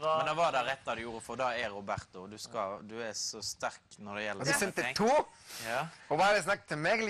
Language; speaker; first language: Norwegian; non-native, fluent; Spanish